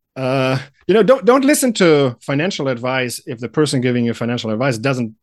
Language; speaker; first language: English; non-native, fluent; German